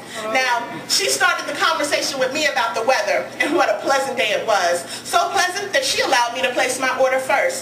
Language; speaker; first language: English; native; English